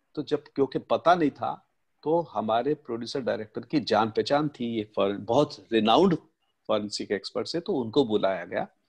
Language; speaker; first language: Hindi; native; Hindi